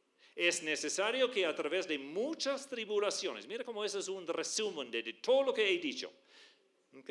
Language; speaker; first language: Spanish; non-native, fluent; English